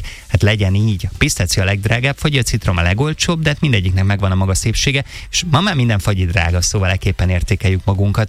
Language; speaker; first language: Hungarian; native; Hungarian